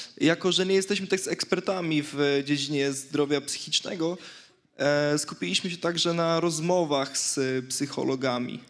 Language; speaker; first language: Polish; native; Polish